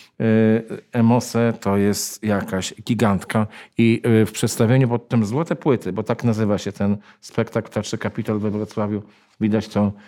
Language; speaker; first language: Polish; native; Polish